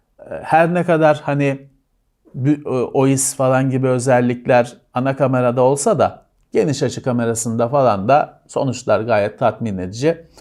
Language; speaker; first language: Turkish; native; Turkish